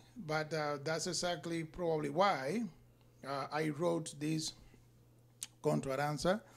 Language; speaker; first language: English; non-native, fluent; Spanish